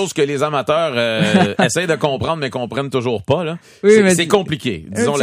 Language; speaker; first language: French; native; French